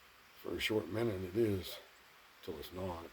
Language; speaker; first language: English; native; English